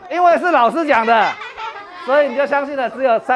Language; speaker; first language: Chinese; native; Chinese